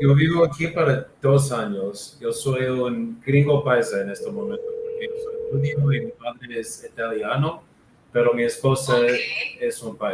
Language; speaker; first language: Spanish; non-native, learner; English